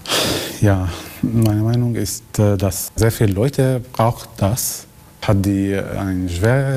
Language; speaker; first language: German; non-native, learner; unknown